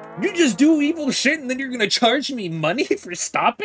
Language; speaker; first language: English; native; English